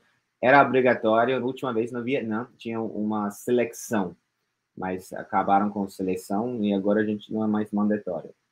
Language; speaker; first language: Portuguese; non-native, fluent; English